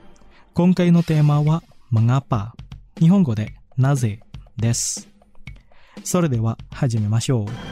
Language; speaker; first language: Japanese; non-native, fluent; Indonesian